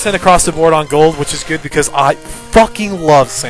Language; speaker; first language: English; native; English